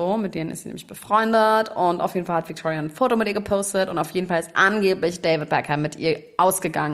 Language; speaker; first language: German; native; German